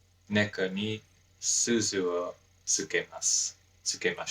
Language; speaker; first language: Japanese; non-native, learner; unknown